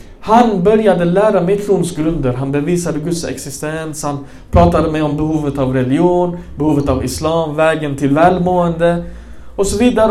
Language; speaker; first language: Swedish; early bilingual, other home language; Arabic